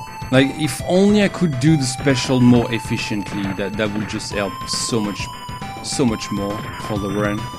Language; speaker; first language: English; non-native, fluent; French